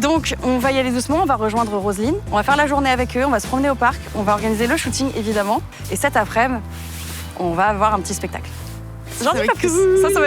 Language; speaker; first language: French; native; French